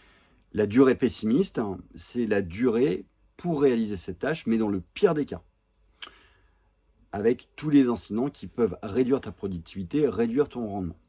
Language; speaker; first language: French; native; French